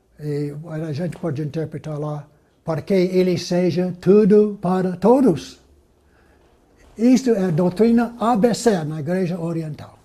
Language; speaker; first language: Portuguese; non-native, fluent; English